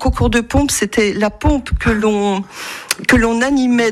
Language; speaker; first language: French; native; French